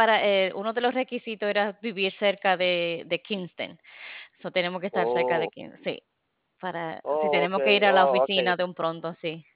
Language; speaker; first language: Spanish; non-native, fluent; English